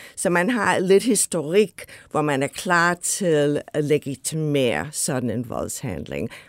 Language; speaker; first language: Danish; non-native, fluent; English